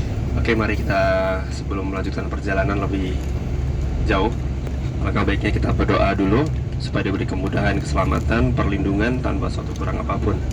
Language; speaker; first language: Indonesian; native; Indonesian